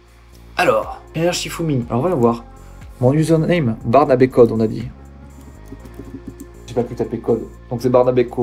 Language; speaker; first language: French; native; French